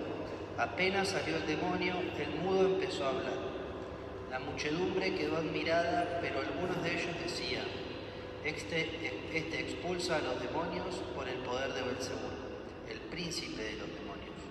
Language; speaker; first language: Spanish; native; Spanish